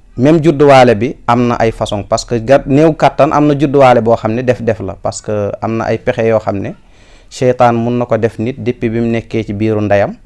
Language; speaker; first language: Wolof; non-native, local second language; Fula